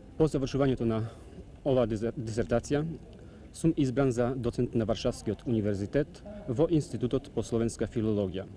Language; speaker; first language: Macedonian; non-native, fluent; Polish